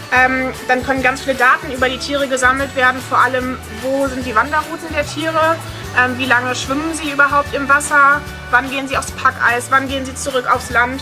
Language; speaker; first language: German; native; German